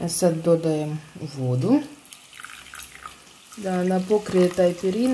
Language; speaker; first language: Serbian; non-native, learner; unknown